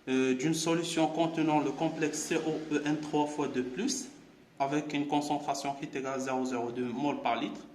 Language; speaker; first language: French; non-native, local second language; Arabic